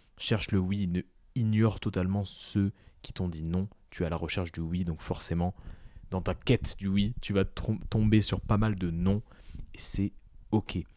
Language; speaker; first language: French; native; French